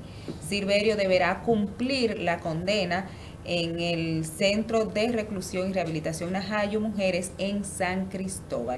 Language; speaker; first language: Spanish; native; Spanish